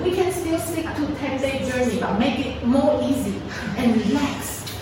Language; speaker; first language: English; non-native, fluent; Chinese